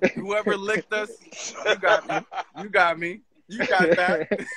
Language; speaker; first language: English; native; English